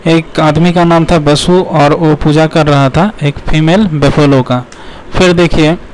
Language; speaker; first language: Hindi; non-native, local second language; Bangla